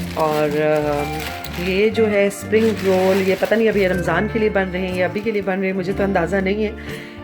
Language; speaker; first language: Urdu; native; Urdu